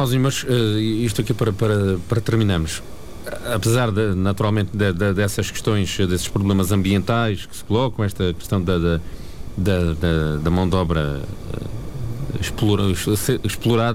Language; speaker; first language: Portuguese; native; Portuguese